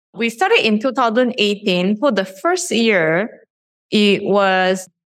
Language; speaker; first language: English; non-native, fluent; Japanese